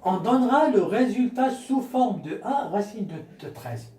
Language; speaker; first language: French; non-native, local second language; Arabic